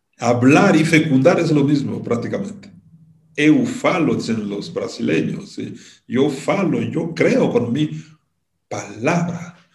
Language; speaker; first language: Spanish; non-native, fluent; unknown